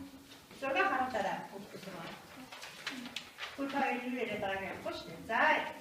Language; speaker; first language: Russian; non-native, fluent; Mongolian